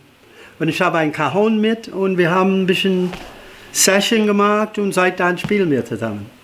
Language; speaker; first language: German; non-native, fluent; English